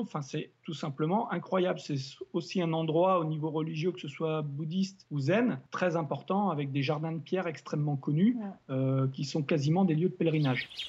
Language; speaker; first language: French; native; French